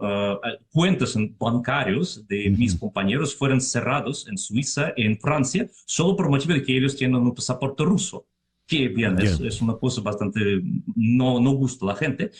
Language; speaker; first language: Spanish; non-native, fluent; Russian